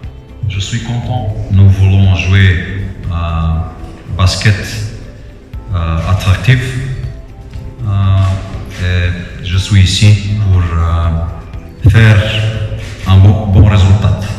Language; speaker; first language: French; non-native, learner; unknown